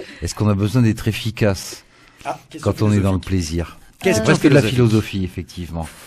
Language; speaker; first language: French; native; French